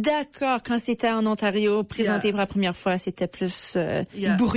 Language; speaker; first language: French; native; French